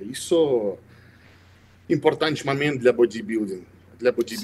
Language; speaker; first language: Portuguese; non-native, learner; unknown